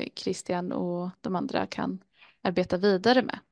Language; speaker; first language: Swedish; native; Swedish